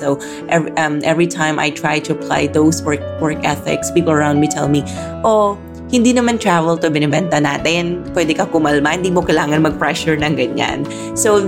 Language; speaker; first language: English; non-native, local second language; Filipino